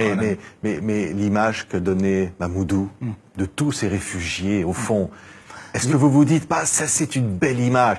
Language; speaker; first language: French; native; French